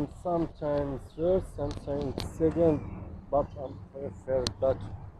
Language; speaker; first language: English; non-native, learner; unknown